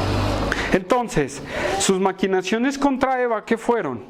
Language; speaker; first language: Spanish; native; Spanish